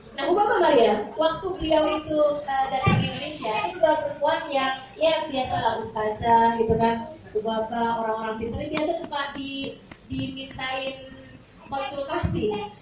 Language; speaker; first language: Indonesian; native; Indonesian